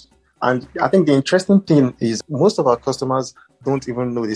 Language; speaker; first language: English; non-native, local second language; Hausa